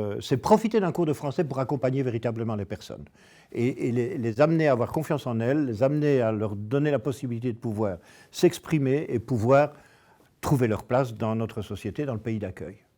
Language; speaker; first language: French; native; French